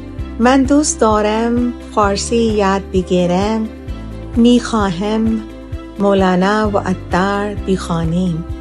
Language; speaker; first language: Persian; non-native, learner; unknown